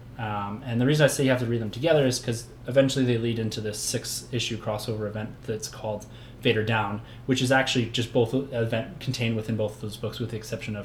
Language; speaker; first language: English; native; English